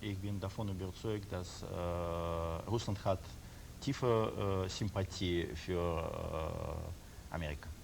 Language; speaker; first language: German; non-native, learner; Russian